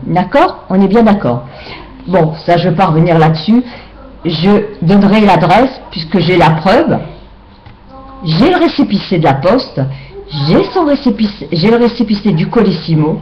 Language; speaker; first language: French; native; French